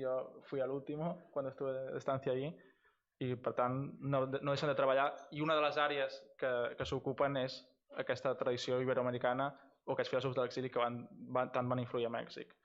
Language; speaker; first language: Catalan; non-native, local second language; Spanish